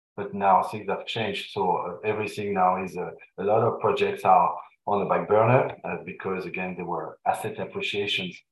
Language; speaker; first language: English; non-native, fluent; French